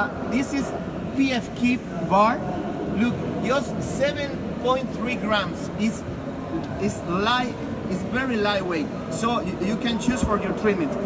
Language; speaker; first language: English; non-native, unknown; Spanish